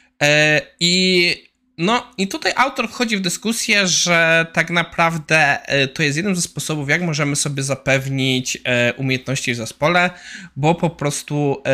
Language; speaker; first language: Polish; native; Polish